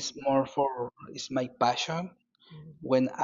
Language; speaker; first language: English; non-native, learner; Spanish